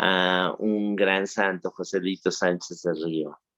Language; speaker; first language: Spanish; native; Spanish